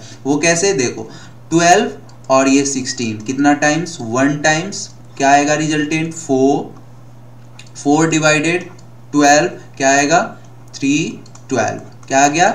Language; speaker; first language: Hindi; native; Hindi